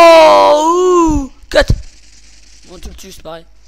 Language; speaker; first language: French; native; French